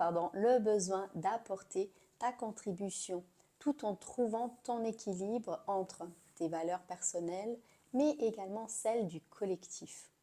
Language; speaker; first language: French; native; French